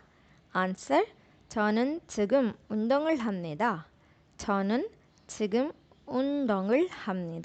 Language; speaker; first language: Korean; non-native, learner; Urdu